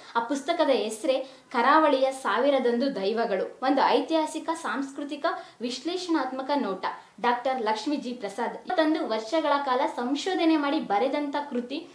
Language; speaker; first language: Kannada; native; Kannada